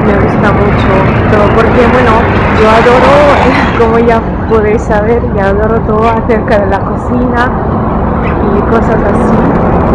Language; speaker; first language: Spanish; non-native, fluent; Russian